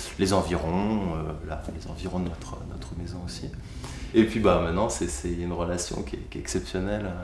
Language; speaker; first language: French; native; French